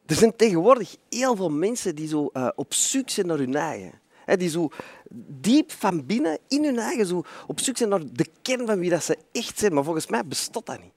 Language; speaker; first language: Dutch; native; Dutch